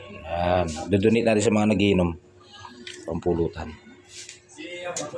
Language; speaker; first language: Filipino; non-native, local second language; Pampanga